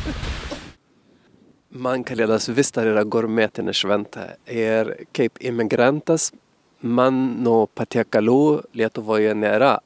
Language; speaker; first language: Lithuanian; non-native, fluent; Italian